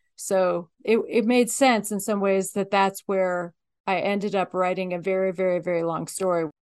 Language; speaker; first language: English; native; English